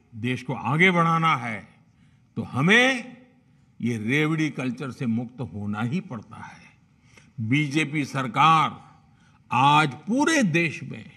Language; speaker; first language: Hindi; non-native, local second language; Gujarati